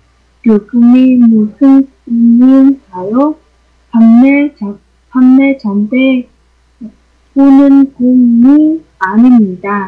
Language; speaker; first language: Korean; non-native, learner; Vietnamese